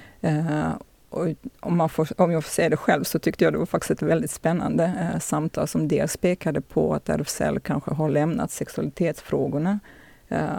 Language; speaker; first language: Swedish; native; Swedish